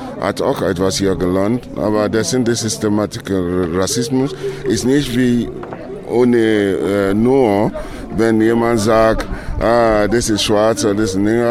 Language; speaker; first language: German; non-native, learner; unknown